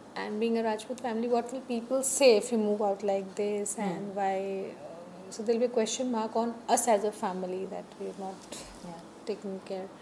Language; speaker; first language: English; non-native, local second language; Hindi